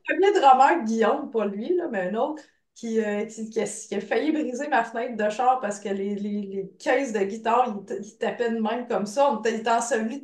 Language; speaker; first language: French; native; French